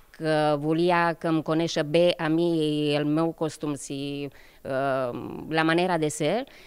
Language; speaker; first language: Catalan; non-native, fluent; Romanian